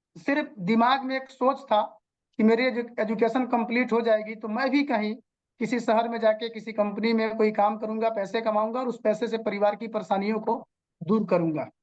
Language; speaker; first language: Hindi; non-native, local second language; Bhojpuri